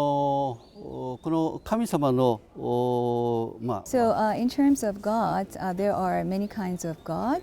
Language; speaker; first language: English; non-native, learner; Japanese